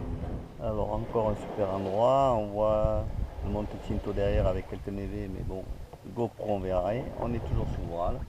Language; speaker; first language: French; native; French